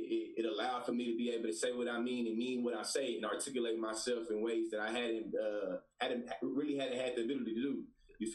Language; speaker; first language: English; native; English